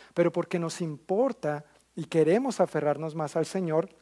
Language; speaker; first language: Spanish; native; Spanish